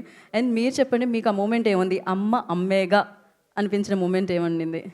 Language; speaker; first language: Telugu; native; Telugu